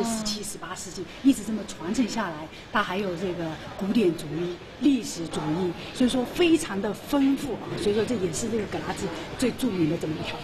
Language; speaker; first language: Chinese; native; Chinese